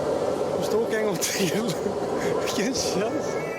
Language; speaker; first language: Swedish; native; Swedish